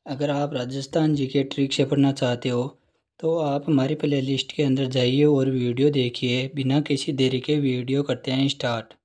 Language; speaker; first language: Hindi; native; Hindi